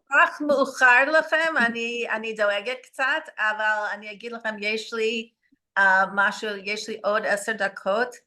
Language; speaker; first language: Hebrew; non-native, learner; English